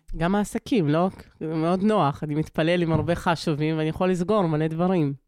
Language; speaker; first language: Hebrew; non-native, fluent; Russian